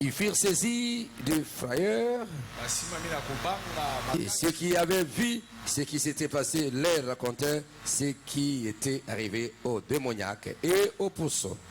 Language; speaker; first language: French; non-native, local second language; Lingala